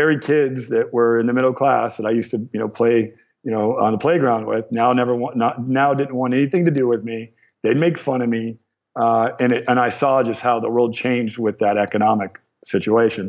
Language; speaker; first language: English; native; English